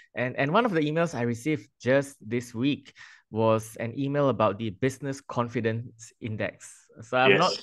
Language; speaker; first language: English; non-native, local second language; Chinese